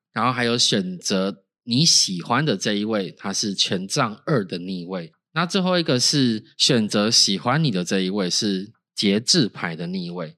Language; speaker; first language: Chinese; native; Chinese